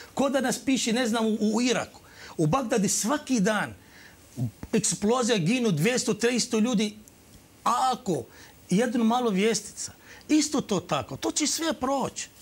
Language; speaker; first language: Croatian; non-native, fluent; Arabic